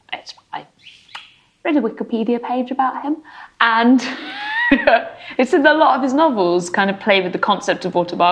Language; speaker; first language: English; native; English